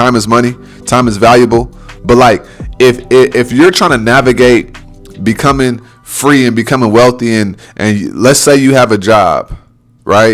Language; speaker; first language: English; native; English